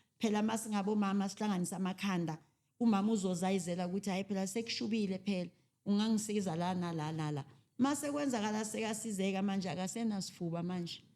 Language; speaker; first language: Zulu; non-native, local second language; Southern Sotho